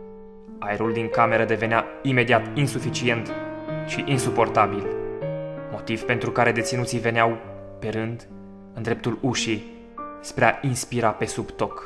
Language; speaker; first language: Romanian; native; Romanian